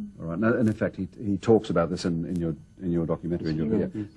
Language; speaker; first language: English; native; English